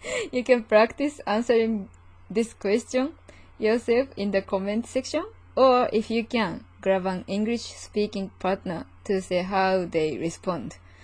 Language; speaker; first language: English; non-native, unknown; Japanese